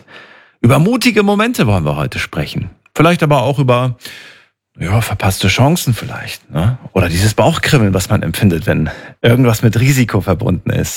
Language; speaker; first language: German; native; German